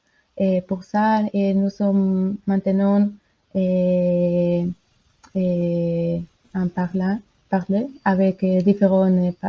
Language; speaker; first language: French; non-native, learner; Spanish